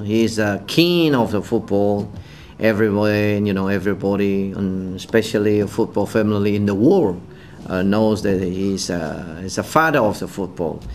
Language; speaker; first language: English; non-native, fluent; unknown